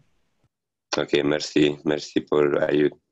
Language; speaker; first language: French; non-native, learner; Italian